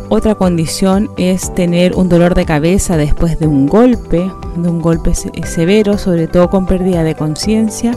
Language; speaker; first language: Spanish; native; Spanish